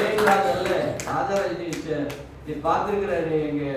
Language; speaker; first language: Tamil; non-native, learner; Kannada